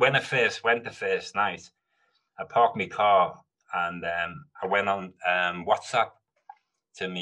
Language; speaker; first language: English; native; English